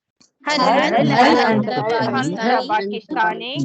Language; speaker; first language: Arabic; non-native, learner; Tamil